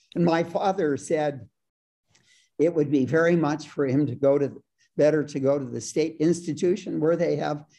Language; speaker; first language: English; native; English